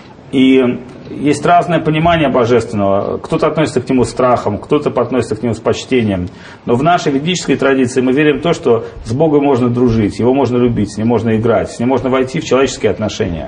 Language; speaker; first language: Russian; native; Russian